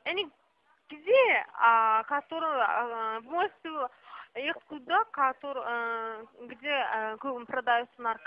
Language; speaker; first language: Russian; non-native, local second language; Azerbaijani